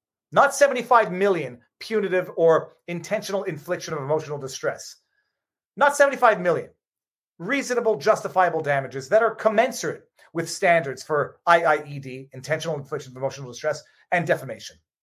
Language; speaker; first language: English; native; English